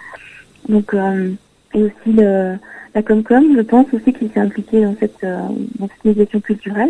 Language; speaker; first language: French; native; French